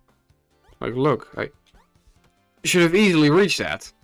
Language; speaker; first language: English; non-native, fluent; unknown